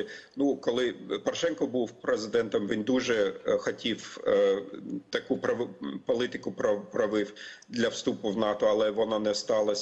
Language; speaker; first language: Ukrainian; non-native, fluent; German